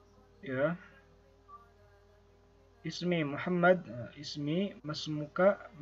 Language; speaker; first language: Arabic; non-native, fluent; Indonesian